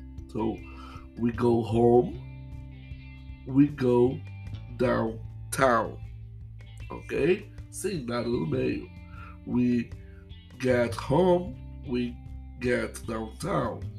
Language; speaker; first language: English; non-native, fluent; Portuguese